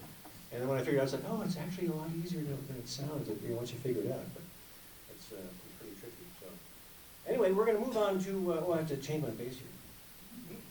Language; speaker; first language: English; native; English